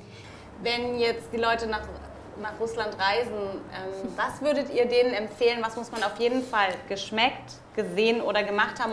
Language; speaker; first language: German; native; German